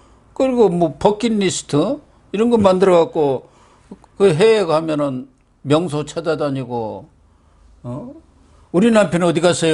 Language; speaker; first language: Korean; native; Korean